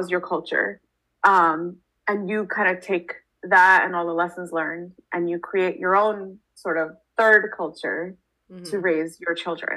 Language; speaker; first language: English; native; English